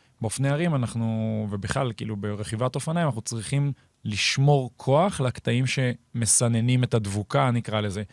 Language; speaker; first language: Hebrew; native; Hebrew